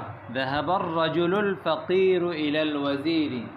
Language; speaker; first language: Arabic; non-native, fluent; Urdu